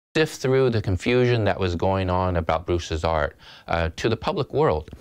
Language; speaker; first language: English; native; English